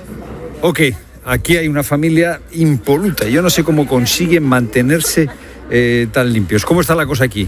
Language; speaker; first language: Spanish; native; Spanish